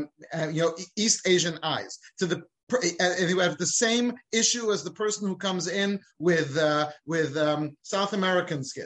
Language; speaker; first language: English; native; English